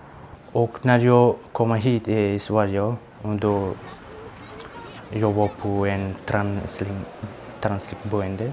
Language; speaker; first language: Swedish; non-native, learner; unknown